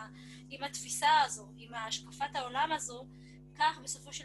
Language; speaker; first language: Hebrew; native; Hebrew